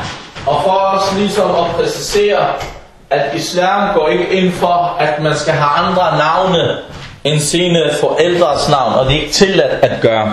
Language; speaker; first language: Danish; non-native, fluent; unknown